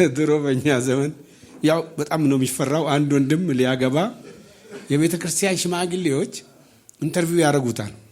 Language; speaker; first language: Amharic; non-native, local second language; Oromo